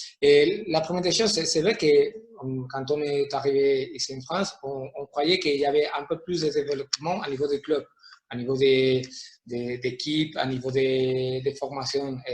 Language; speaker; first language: French; non-native, fluent; Spanish